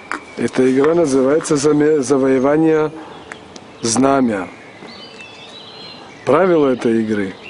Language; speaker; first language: Russian; native; Russian